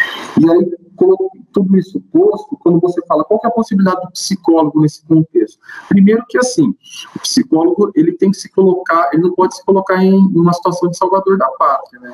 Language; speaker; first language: Portuguese; native; Portuguese